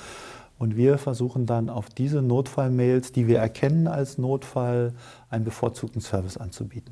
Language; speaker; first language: German; native; German